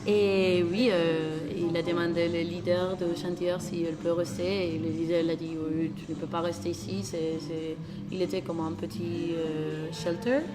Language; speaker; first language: French; non-native, learner; Spanish